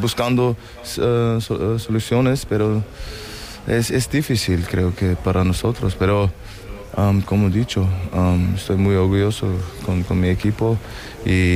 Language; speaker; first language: Spanish; non-native, learner; French